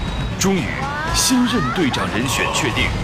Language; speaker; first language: Chinese; native; Chinese